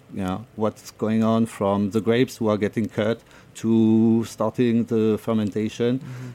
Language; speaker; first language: English; non-native, fluent; French